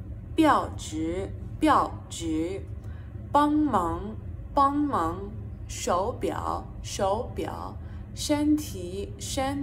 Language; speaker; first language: Chinese; non-native, fluent; Persian